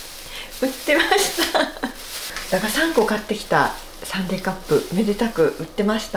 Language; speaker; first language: Japanese; native; Japanese